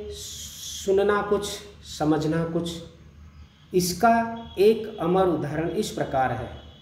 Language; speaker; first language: Hindi; native; Hindi